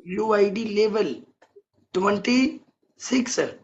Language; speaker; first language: English; non-native, learner; Punjabi